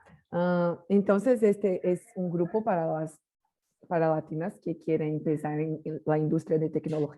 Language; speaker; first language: Spanish; non-native, learner; Portuguese